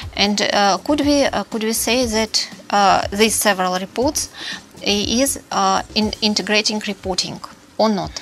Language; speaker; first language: English; non-native, fluent; Russian